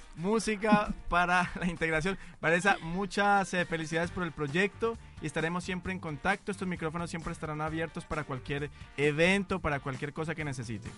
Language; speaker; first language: Spanish; native; Spanish